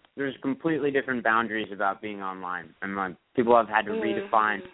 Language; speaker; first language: English; native; English